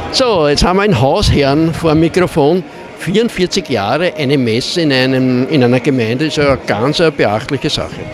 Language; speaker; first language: German; native; German